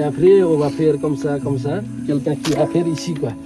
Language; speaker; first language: French; non-native, learner; Nepali